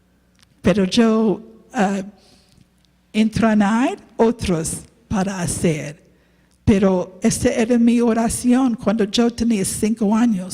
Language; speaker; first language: Spanish; non-native, learner; English